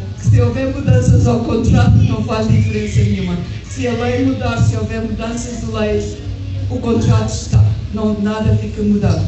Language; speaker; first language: Portuguese; early bilingual, heritage; English